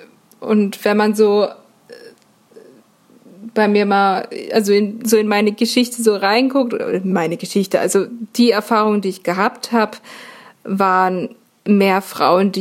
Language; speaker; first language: German; native; German